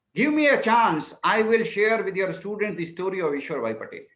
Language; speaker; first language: English; non-native, local second language; Hindi